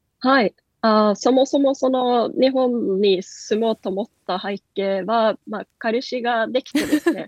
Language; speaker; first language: Japanese; non-native, fluent; Norwegian